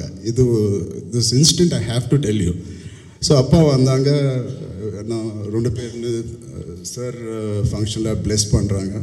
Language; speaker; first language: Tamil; non-native, learner; Telugu